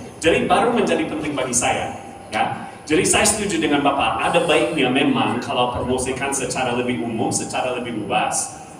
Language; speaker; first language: Indonesian; non-native, fluent; English